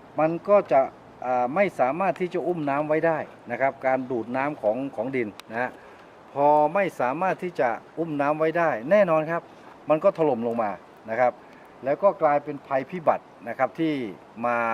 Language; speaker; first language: Thai; native; Thai